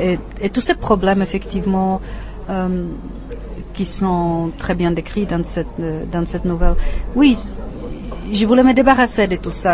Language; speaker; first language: French; non-native, fluent; Czech